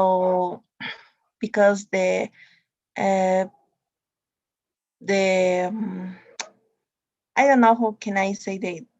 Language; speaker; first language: English; non-native, learner; Spanish